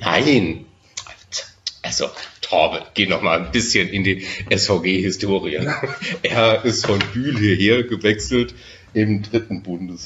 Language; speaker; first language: German; native; German